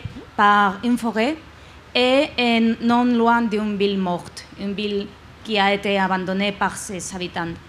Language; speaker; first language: French; non-native, learner; Spanish